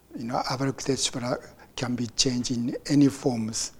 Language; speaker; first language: English; non-native, fluent; Japanese